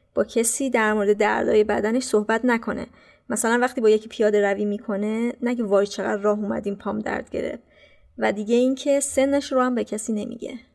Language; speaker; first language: Persian; native; Persian